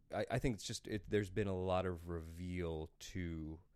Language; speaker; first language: English; native; English